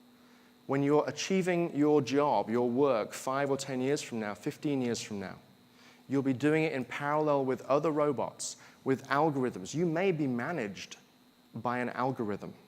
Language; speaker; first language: English; native; English